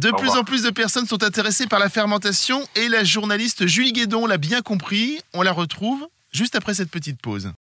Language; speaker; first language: French; native; French